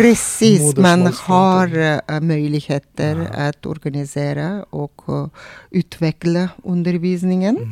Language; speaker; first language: Swedish; non-native, fluent; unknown